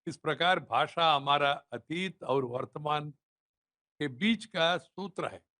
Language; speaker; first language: Hindi; non-native, local second language; Telugu